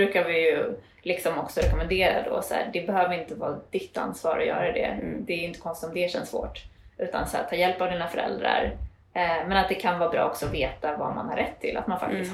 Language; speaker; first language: Swedish; native; Swedish